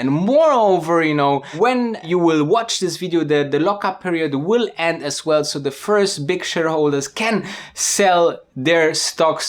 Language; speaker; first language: English; non-native, fluent; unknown